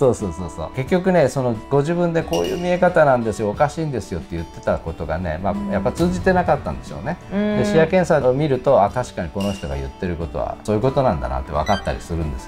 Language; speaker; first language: Japanese; native; Japanese